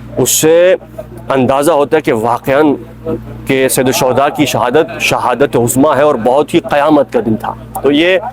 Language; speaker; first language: Urdu; native; Urdu